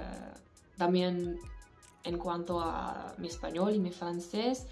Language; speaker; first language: Spanish; non-native, fluent; English